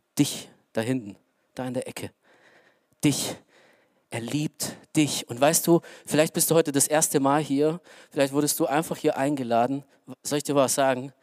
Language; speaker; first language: German; early bilingual, other home language; Romanian